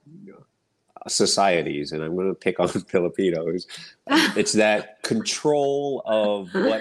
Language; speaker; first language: English; native; English